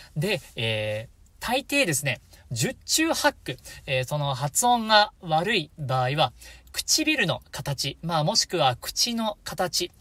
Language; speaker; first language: Japanese; native; Japanese